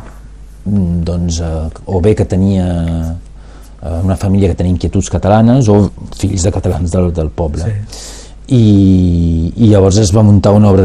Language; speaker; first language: Catalan; non-native, local second language; Spanish